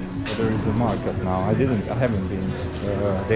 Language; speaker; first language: English; non-native, fluent; Hungarian